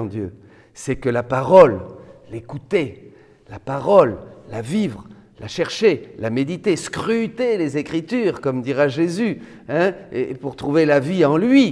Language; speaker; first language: French; native; French